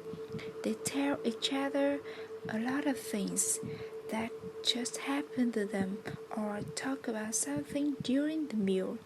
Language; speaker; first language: English; non-native, learner; Vietnamese